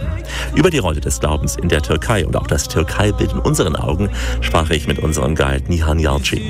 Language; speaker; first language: German; native; German